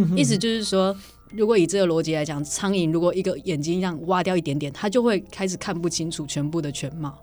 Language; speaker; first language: Chinese; native; Chinese